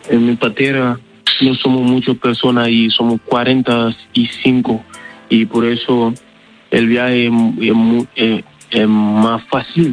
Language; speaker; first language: Spanish; non-native, learner; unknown